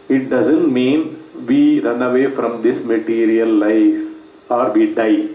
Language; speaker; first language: English; non-native, local second language; Tamil